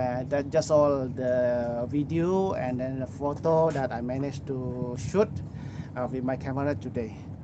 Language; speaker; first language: English; non-native, local second language; Malay